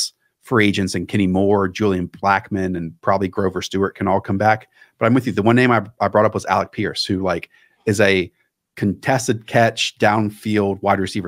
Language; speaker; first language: English; native; English